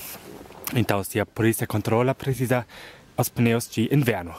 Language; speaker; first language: Portuguese; non-native, fluent; German